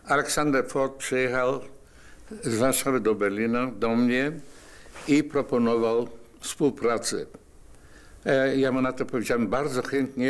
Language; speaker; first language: Polish; non-native, fluent; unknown